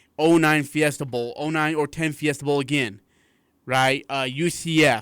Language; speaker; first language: English; native; English